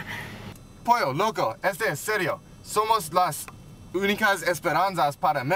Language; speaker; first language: Spanish; non-native, learner; English